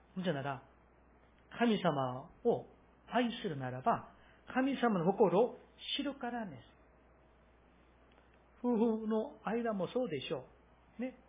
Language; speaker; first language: Japanese; non-native, fluent; Korean